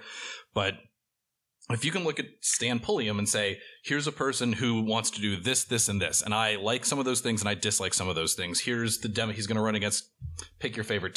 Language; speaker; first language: English; native; English